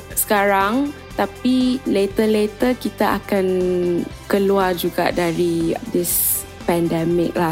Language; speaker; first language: Malay; native; Malay